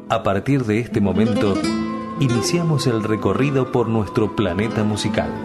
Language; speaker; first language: Spanish; native; Spanish